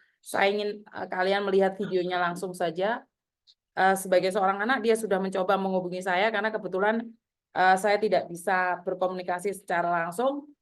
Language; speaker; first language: Indonesian; native; Indonesian